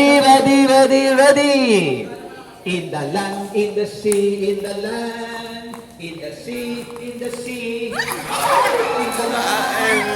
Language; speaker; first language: English; non-native, fluent; Filipino